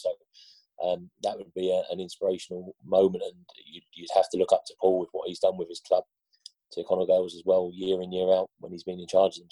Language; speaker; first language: English; native; English